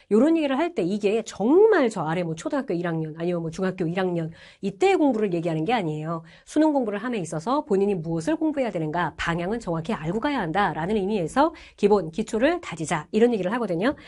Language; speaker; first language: Korean; native; Korean